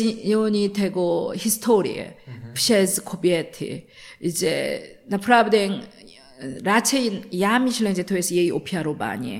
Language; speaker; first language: Polish; non-native, learner; Korean